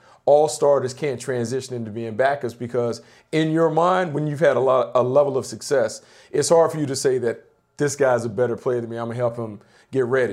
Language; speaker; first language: English; native; English